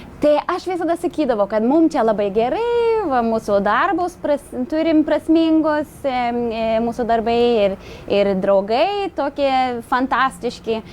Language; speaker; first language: Lithuanian; non-native, fluent; Swedish